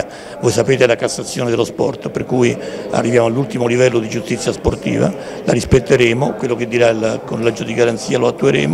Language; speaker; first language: Italian; native; Italian